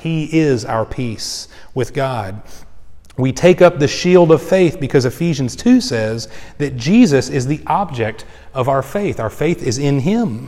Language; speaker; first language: English; native; English